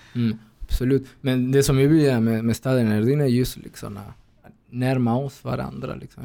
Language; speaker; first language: Swedish; non-native, fluent; Spanish